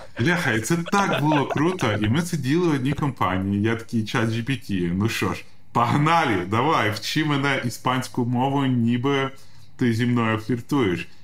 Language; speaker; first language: Ukrainian; non-native, local second language; Russian